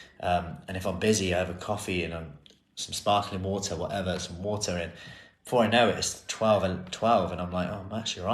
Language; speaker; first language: English; native; English